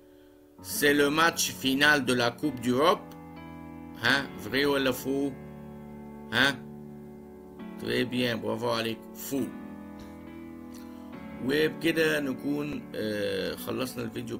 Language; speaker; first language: French; non-native, fluent; Arabic